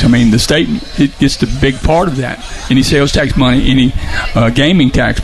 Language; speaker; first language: English; native; English